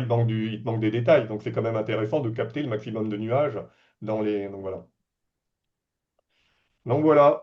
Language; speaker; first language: French; native; French